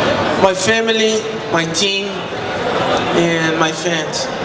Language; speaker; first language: English; non-native, learner; Portuguese